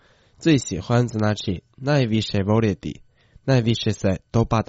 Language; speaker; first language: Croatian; non-native, fluent; Chinese